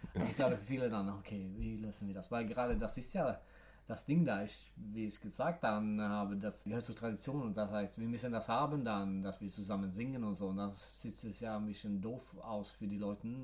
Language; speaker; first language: German; non-native, fluent; Swedish